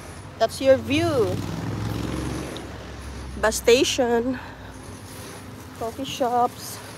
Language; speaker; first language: English; non-native, local second language; Filipino